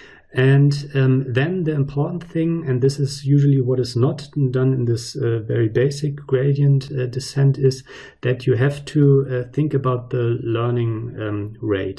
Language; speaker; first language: English; non-native, fluent; German